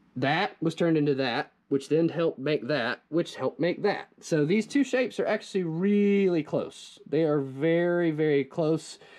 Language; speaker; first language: English; native; English